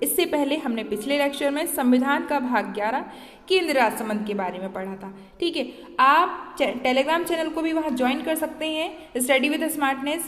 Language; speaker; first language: Hindi; native; Hindi